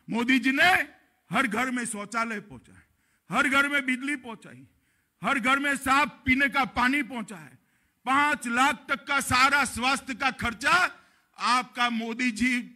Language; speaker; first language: Hindi; non-native, local second language; Gujarati